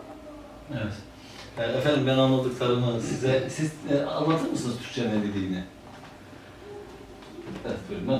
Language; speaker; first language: Turkish; native; Turkish